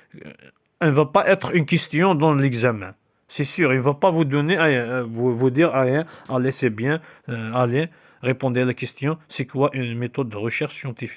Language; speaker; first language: French; non-native, local second language; Kabyle